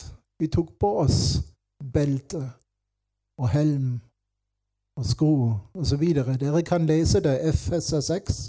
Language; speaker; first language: Norwegian; non-native, fluent; German